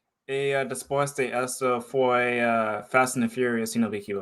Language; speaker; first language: Spanish; non-native, fluent; English